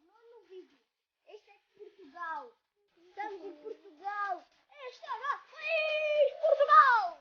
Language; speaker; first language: Portuguese; early bilingual, other home language; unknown